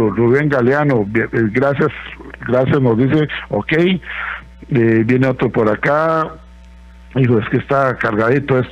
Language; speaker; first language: Spanish; native; Spanish